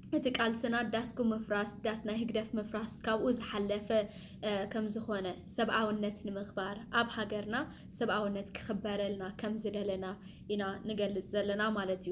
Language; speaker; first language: Tigrinya; early bilingual, heritage; Tigrinya